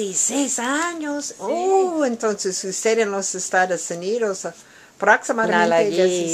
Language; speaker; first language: Spanish; non-native, learner; English